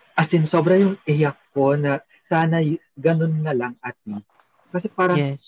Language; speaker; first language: Filipino; non-native, local second language; Bikol